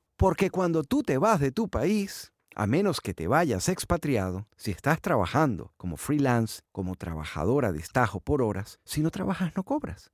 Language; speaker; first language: Spanish; native; Spanish